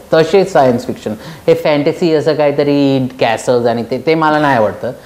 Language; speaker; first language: Marathi; early bilingual, heritage; Marathi